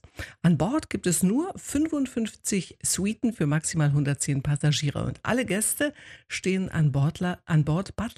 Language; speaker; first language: German; native; German